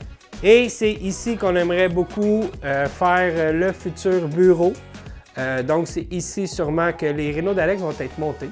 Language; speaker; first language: French; native; French